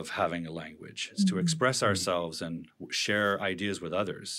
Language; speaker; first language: English; native; English